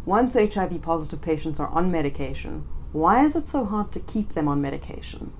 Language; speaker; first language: English; native; English